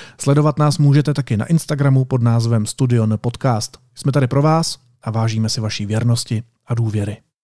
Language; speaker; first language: Czech; native; Czech